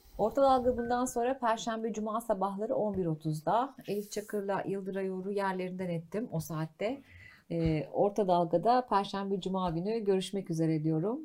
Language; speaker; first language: Turkish; native; Turkish